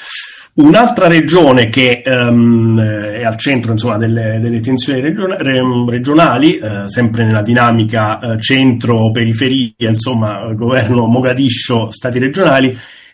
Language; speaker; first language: Italian; native; Italian